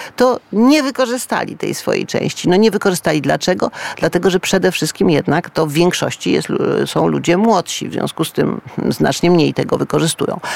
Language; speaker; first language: Polish; native; Polish